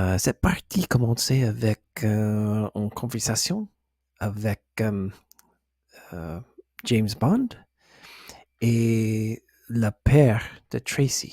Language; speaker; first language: French; non-native, learner; English